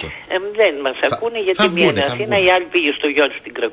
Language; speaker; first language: Greek; native; Greek